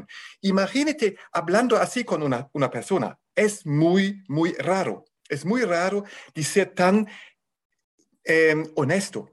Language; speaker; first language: Spanish; non-native, fluent; German